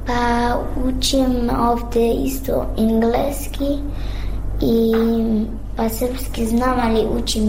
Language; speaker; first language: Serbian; non-native, learner; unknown